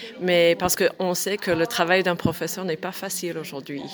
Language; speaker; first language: French; non-native, learner; English